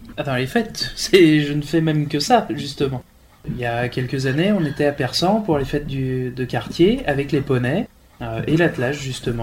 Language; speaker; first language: French; native; French